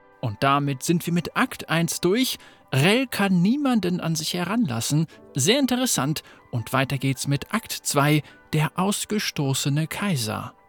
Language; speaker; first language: German; native; German